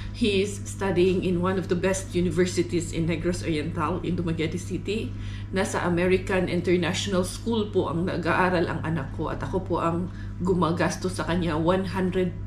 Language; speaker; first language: Filipino; non-native, local second language; Cebuano